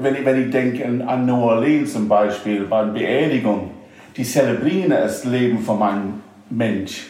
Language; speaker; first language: German; non-native, fluent; English